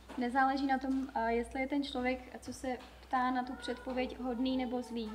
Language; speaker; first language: Czech; native; Czech